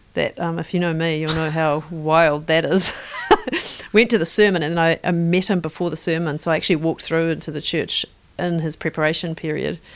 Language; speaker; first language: English; native; English